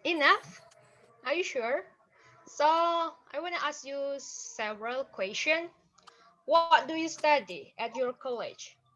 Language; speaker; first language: English; non-native, fluent; Indonesian